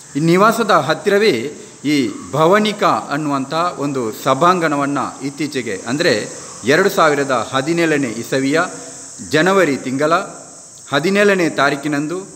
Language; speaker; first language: Kannada; non-native, local second language; Tulu